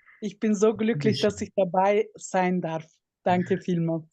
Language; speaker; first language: German; non-native, fluent; Turkish